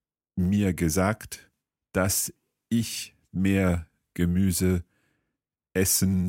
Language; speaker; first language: German; non-native, learner; English